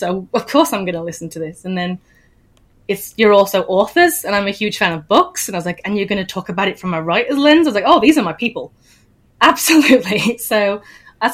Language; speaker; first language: English; native; English